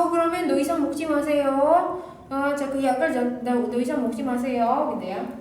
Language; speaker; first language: Korean; non-native, fluent; Indonesian